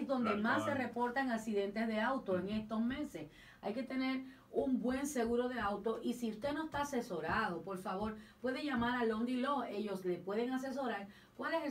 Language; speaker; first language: Spanish; native; Spanish